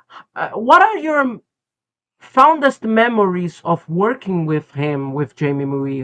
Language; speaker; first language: English; non-native, fluent; Portuguese